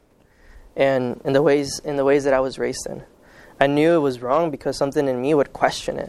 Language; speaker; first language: English; early bilingual, other home language; Spanish